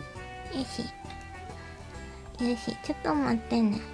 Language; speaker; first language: Japanese; native; Japanese